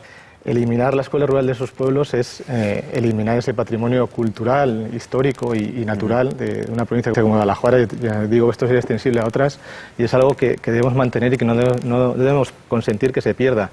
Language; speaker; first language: Spanish; native; Spanish